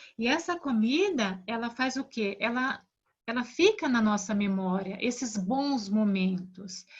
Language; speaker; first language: Portuguese; native; Portuguese